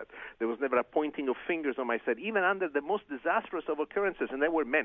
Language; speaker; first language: English; non-native, fluent; Italian